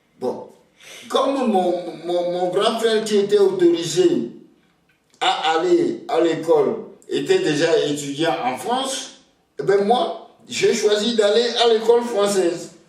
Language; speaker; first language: French; non-native, local second language; Ewe